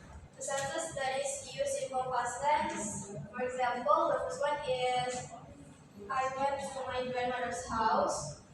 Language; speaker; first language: English; non-native, learner; Indonesian